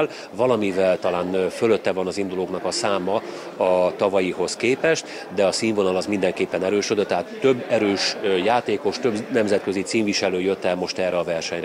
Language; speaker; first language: Hungarian; native; Hungarian